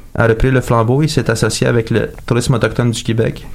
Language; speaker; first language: French; native; French